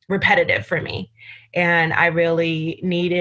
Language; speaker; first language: English; native; English